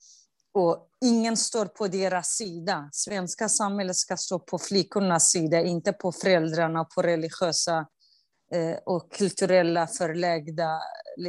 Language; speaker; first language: Swedish; non-native, fluent; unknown